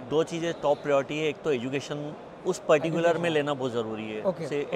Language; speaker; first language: Hindi; native; Hindi